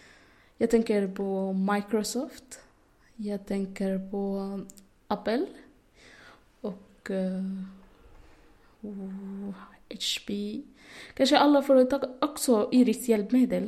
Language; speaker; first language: Swedish; non-native, fluent; Arabic